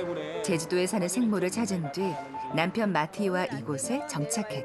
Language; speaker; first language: Korean; native; Korean